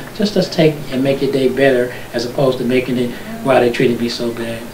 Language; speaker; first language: English; native; English